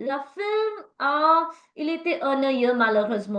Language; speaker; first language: French; non-native, fluent; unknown